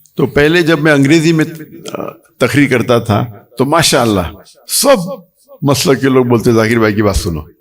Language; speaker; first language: Urdu; non-native, local second language; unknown